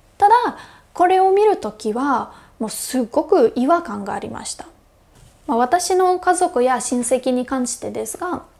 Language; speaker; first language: Japanese; non-native, fluent; Russian